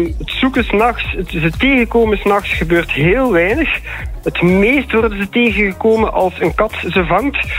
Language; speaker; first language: Dutch; native; Dutch